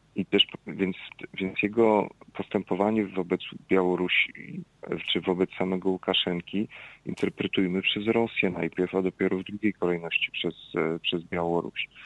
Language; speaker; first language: Polish; native; Polish